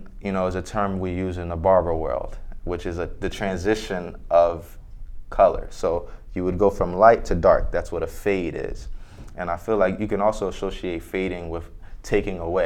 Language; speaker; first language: English; native; English